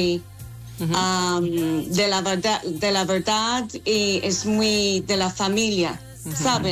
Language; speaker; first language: Spanish; non-native, fluent; English